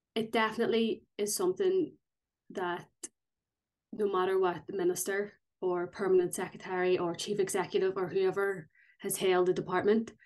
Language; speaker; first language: English; native; English